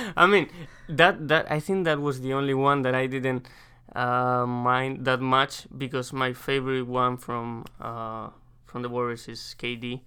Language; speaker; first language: English; non-native, fluent; Spanish